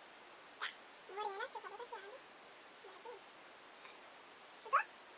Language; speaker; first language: Portuguese; native; Portuguese